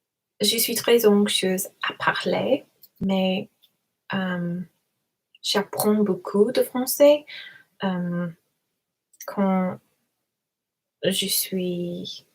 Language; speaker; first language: French; non-native, learner; English